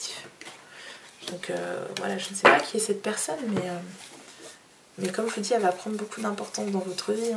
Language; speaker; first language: French; native; French